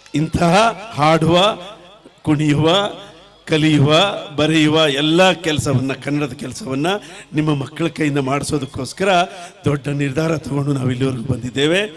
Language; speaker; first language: Kannada; non-native, local second language; Telugu